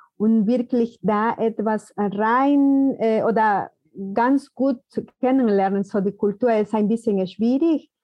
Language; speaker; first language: German; non-native, fluent; Spanish